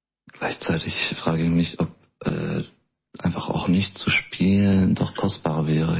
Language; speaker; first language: German; native; German